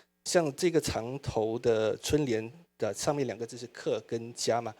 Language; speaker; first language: Chinese; native; Chinese